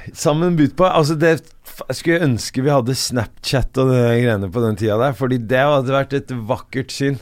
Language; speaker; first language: Norwegian; early bilingual, other home language; Arabic